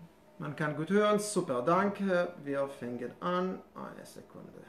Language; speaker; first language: German; non-native, fluent; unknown